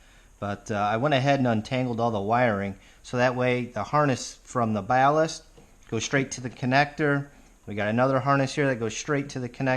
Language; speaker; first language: English; native; English